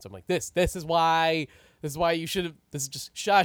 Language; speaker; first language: English; native; English